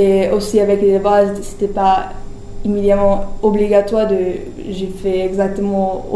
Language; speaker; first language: French; non-native, learner; German